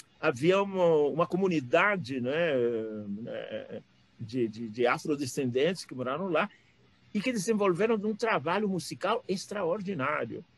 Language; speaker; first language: Portuguese; non-native, fluent; Spanish